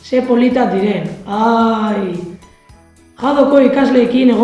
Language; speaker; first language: Basque; native; Basque